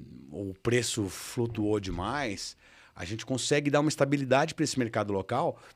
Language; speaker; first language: Portuguese; native; Portuguese